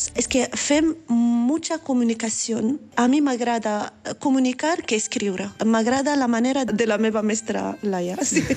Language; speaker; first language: Catalan; non-native, learner; Arabic